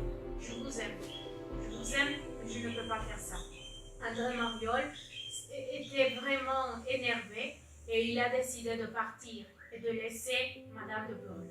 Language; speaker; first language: French; non-native, learner; Spanish